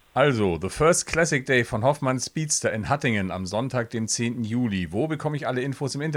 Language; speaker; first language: German; native; German